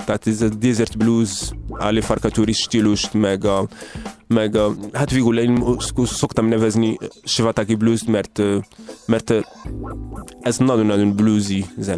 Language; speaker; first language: Hungarian; non-native, learner; Arabic